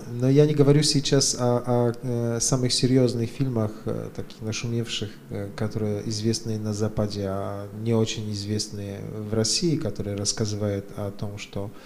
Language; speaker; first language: Russian; non-native, fluent; Polish